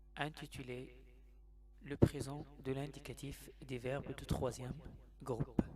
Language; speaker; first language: French; non-native, local second language; Arabic